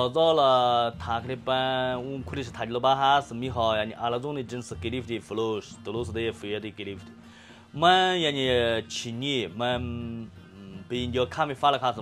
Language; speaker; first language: Persian; non-native, learner; Chinese